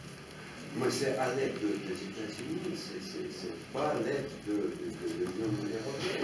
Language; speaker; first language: French; non-native, fluent; Russian